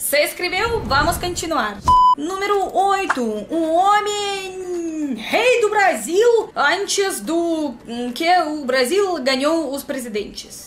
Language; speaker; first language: Portuguese; non-native, learner; Russian